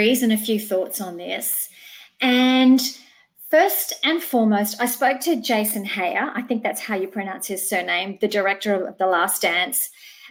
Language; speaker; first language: English; native; English